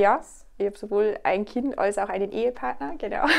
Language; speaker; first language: German; native; German